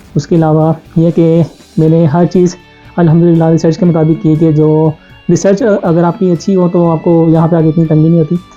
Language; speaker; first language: Urdu; non-native, local second language; Punjabi